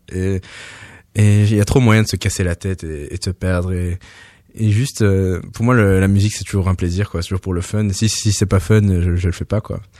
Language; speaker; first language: French; early bilingual, other home language; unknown